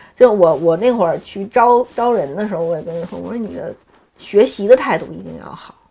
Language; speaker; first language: Chinese; native; Chinese